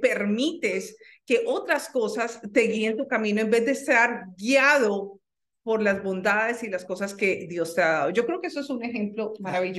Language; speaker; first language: Spanish; native; Spanish